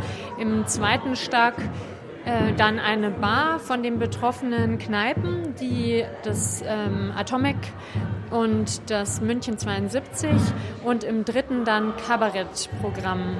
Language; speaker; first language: German; native; German